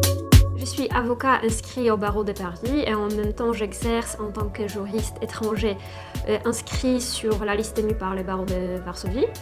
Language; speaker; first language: French; non-native, fluent; Polish